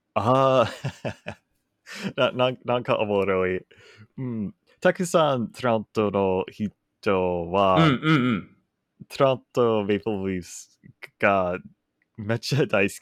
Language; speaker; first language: Japanese; non-native, learner; English